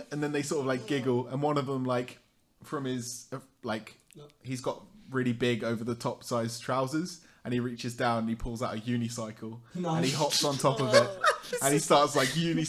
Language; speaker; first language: English; native; English